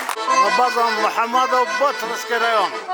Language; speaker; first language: Russian; non-native, local second language; Avaric